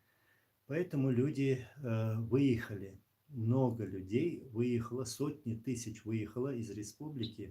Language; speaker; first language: Russian; non-native, local second language; Chechen